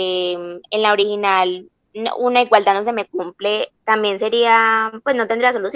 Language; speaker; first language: Spanish; native; Spanish